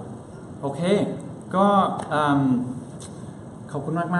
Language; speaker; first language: Thai; early bilingual, other home language; Spanish